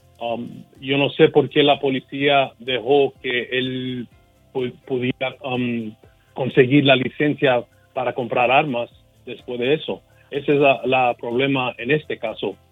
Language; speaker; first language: Spanish; early bilingual, heritage; Spanish